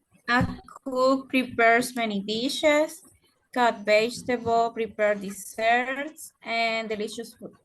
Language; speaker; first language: English; non-native, learner; Spanish